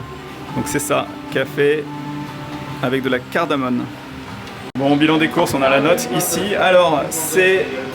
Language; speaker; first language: French; native; French